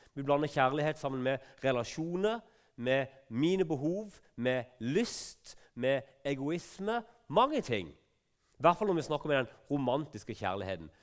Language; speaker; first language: Norwegian; native; Norwegian